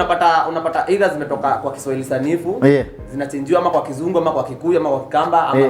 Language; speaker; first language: Swahili; native; Swahili